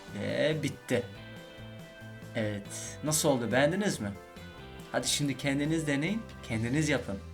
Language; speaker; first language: Turkish; early bilingual, heritage; Turkish